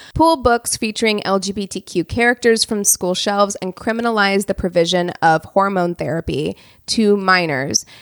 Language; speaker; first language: English; native; English